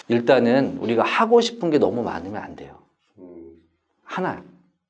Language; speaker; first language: Korean; native; Korean